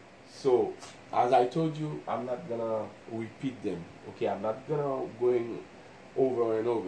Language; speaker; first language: English; non-native, fluent; Haitian Creole